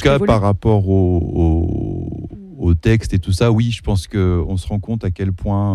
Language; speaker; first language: French; early bilingual, other home language; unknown